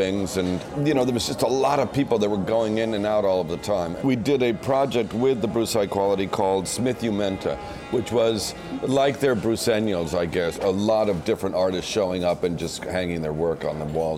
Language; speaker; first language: English; non-native, fluent; Spanish